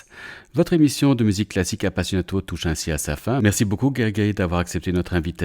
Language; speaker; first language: French; native; French